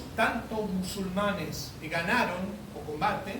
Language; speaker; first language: Spanish; non-native, learner; Portuguese